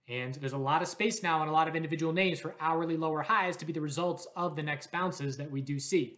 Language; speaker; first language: English; native; English